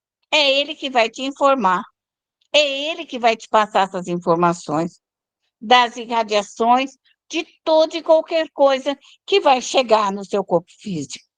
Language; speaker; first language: Portuguese; native; Portuguese